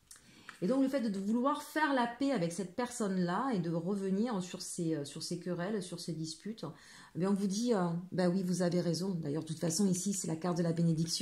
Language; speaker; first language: French; native; French